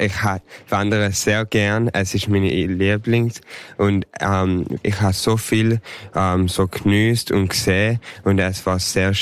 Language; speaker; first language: German; early bilingual, heritage; English